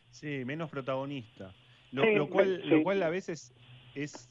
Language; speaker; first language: Spanish; native; Spanish